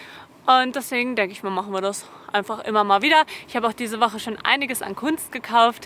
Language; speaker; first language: German; native; German